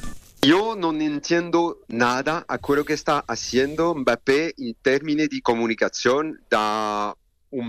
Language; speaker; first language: Spanish; non-native, learner; French